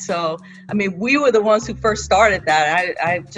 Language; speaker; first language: English; native; English